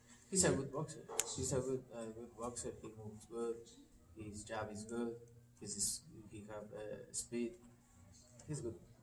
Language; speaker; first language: English; non-native, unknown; Spanish